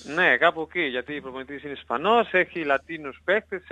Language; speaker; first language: Greek; non-native, learner; Spanish